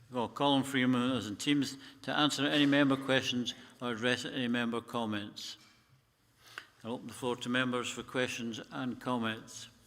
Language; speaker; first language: English; native; English